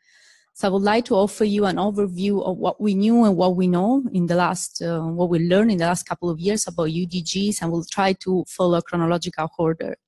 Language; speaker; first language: English; non-native, fluent; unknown